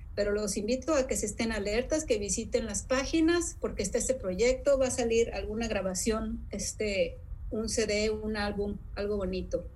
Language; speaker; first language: Spanish; native; Spanish